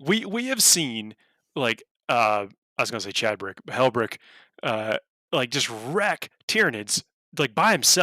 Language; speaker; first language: English; native; English